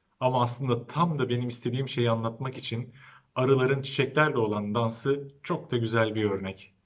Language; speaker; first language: Turkish; native; Turkish